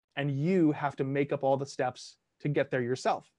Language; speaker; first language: English; early bilingual, other home language; Italian